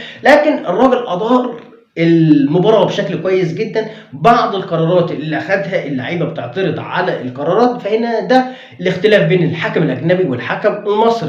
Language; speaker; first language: Arabic; native; Arabic